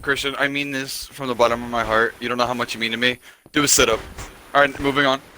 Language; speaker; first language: English; native; English